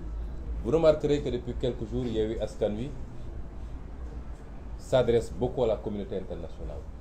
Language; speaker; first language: French; non-native, local second language; Wolof